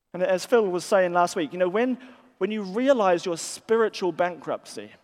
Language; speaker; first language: English; native; English